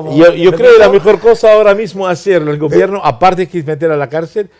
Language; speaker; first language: Spanish; non-native, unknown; Arabic